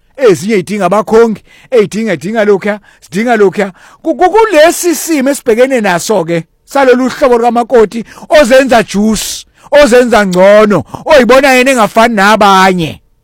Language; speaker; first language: Zulu; native; Zulu